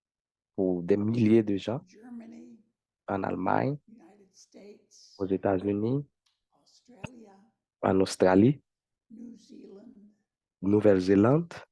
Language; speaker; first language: French; non-native, fluent; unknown